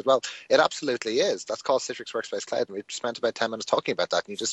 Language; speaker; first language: English; native; English